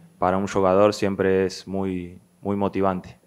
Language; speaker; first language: Portuguese; non-native, learner; Spanish